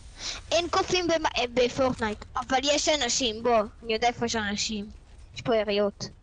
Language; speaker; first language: Hebrew; native; Hebrew